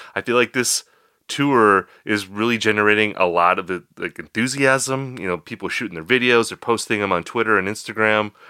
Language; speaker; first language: English; native; English